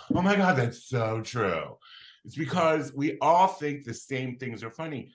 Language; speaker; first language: English; native; English